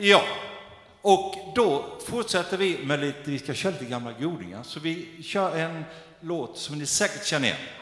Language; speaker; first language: Swedish; native; Swedish